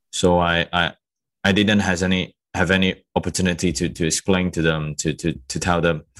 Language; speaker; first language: English; non-native, local second language; Cantonese